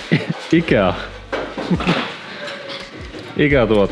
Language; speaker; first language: Finnish; non-native, fluent; Swedish